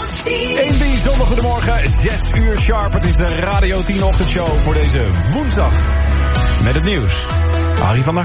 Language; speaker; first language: Dutch; native; Dutch